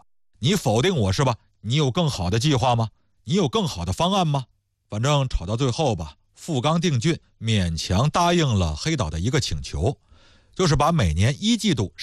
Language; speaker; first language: Chinese; native; Chinese